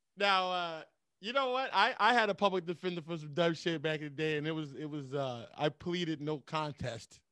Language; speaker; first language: English; native; English